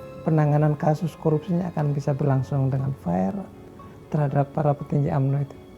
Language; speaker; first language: Indonesian; native; Indonesian